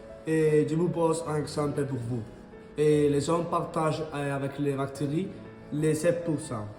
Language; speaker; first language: French; non-native, learner; Spanish